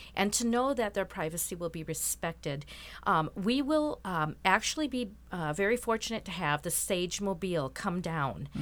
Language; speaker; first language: English; native; English